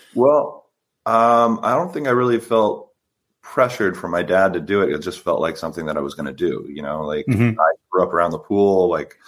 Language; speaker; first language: English; native; English